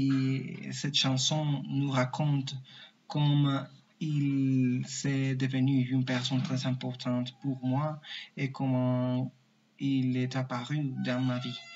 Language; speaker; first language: French; non-native, learner; Spanish